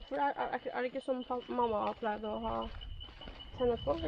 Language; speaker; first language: Norwegian; early bilingual, heritage; Norwegian